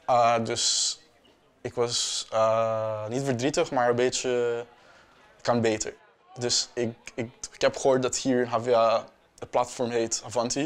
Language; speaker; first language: Dutch; non-native, local second language; Papiamento